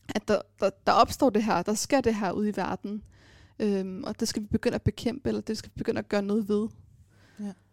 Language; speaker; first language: Danish; early bilingual, other home language; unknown